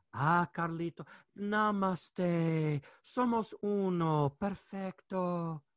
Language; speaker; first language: Spanish; non-native, learner; English